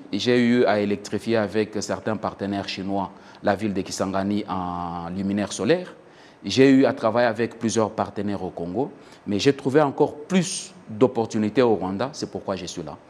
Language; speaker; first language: French; non-native, local second language; Swahili